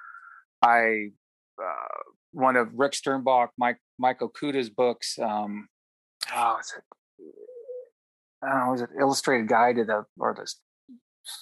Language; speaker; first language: English; native; English